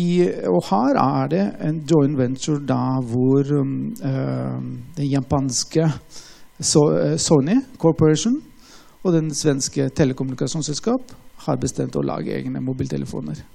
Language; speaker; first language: Norwegian; non-native, fluent; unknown